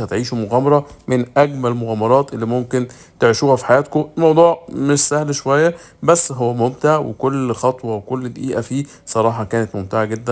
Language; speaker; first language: Arabic; native; Arabic